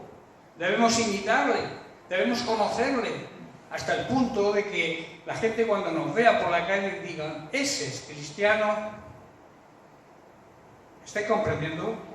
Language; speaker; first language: Spanish; native; Spanish